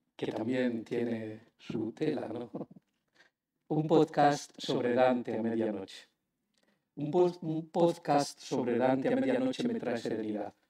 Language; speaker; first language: Spanish; native; Spanish